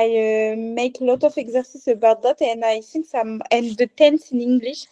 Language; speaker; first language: English; non-native, learner; French